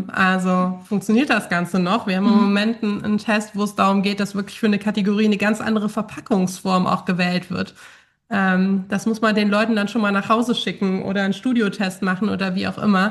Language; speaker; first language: German; native; German